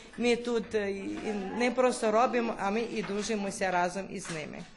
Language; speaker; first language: Ukrainian; early bilingual, heritage; Ukrainian